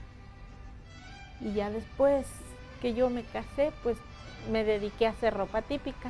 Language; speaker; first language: Spanish; native; Spanish